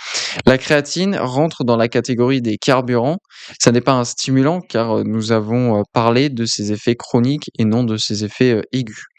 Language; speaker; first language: French; native; French